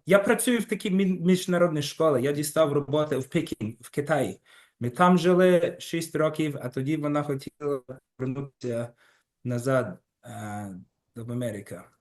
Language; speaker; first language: Ukrainian; early bilingual, heritage; Ukrainian